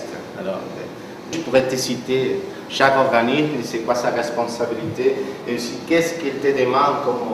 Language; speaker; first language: French; non-native, fluent; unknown